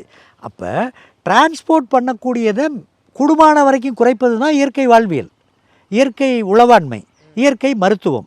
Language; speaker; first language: Tamil; native; Tamil